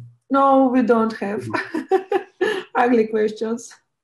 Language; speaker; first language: English; non-native, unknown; Russian